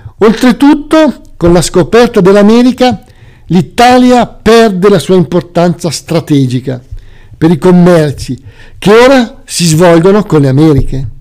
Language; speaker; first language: Italian; native; Italian